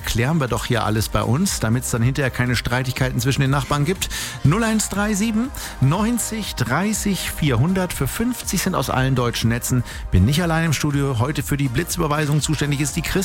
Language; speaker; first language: German; native; German